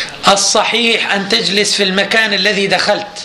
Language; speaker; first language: Arabic; native; Arabic